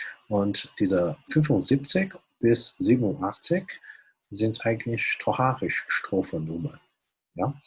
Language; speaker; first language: German; non-native, fluent; Chinese